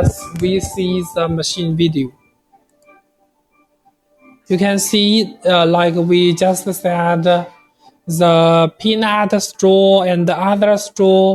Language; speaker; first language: English; non-native, learner; Chinese